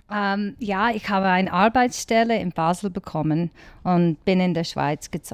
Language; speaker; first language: German; non-native, learner; English